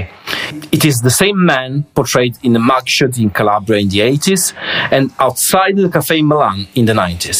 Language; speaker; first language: English; non-native, fluent; Italian